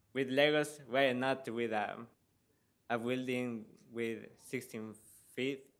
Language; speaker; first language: English; non-native, learner; Spanish